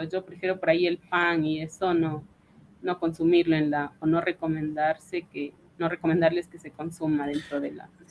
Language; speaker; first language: Spanish; native; Spanish